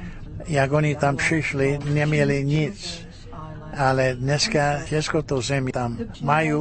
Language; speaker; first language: Czech; early bilingual, heritage; Czech